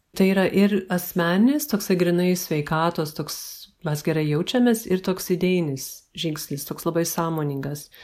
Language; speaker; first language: Lithuanian; early bilingual, heritage; Lithuanian